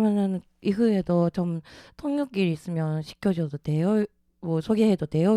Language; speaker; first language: Korean; early bilingual, heritage; Japanese